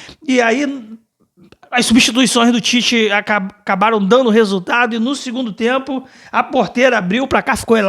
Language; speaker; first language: Portuguese; native; Portuguese